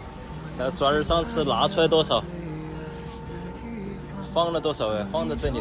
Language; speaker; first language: Chinese; native; Chinese